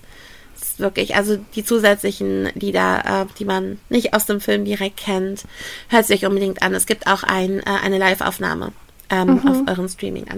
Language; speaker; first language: German; native; German